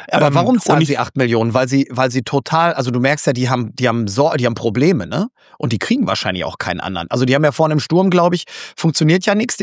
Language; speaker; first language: German; native; German